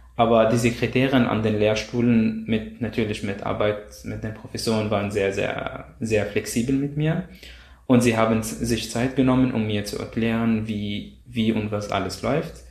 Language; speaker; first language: German; non-native, fluent; Arabic